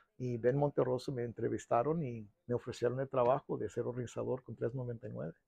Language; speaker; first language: Spanish; early bilingual, heritage; Spanish